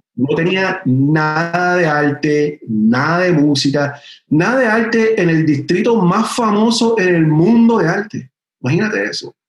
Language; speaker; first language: Spanish; early bilingual, heritage; Spanish